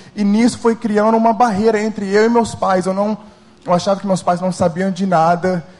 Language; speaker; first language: Portuguese; early bilingual, heritage; English